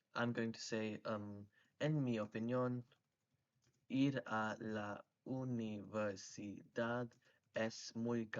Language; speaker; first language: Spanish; non-native, fluent; English